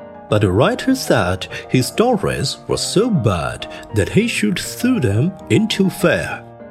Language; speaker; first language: English; non-native, fluent; Chinese